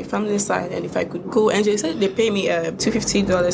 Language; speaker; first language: English; non-native, local second language; Akan